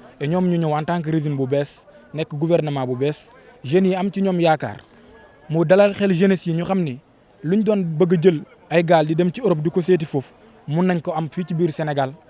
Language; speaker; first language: Wolof; non-native, local second language; Fula